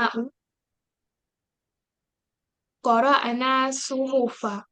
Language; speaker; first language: Arabic; non-native, learner; Bangla